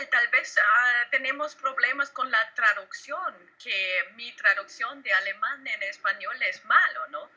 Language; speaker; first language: Spanish; non-native, learner; German